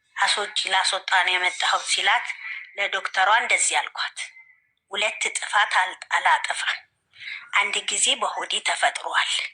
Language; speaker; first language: Amharic; native; Amharic